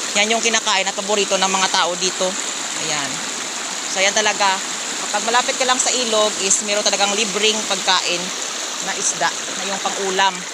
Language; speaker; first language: Filipino; non-native, local second language; Hiligaynon